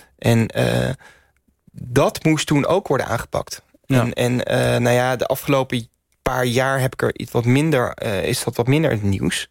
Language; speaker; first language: Dutch; native; Dutch